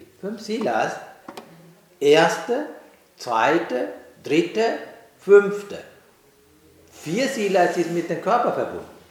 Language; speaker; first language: German; non-native, learner; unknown